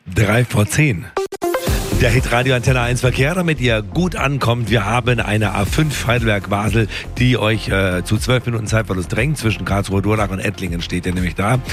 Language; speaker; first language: German; native; German